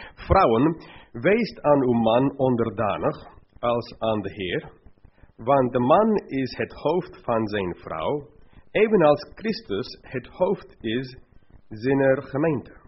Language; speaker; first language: Dutch; non-native, fluent; English